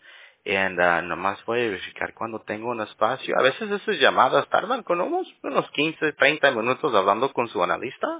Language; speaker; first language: Spanish; early bilingual, heritage; Spanish